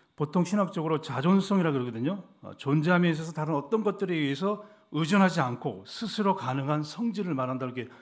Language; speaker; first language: Korean; native; Korean